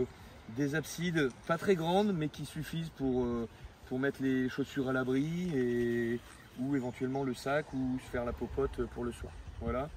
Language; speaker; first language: French; native; French